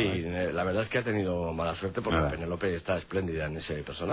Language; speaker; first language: Spanish; native; Spanish